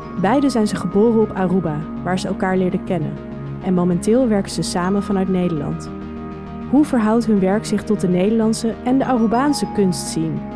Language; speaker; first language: Dutch; native; Dutch